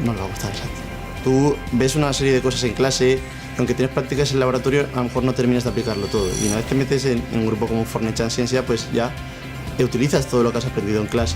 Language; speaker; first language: Spanish; native; Spanish